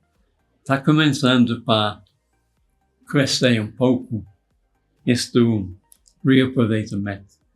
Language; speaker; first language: Portuguese; non-native, fluent; English